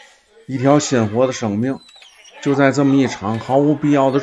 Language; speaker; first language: Chinese; native; Chinese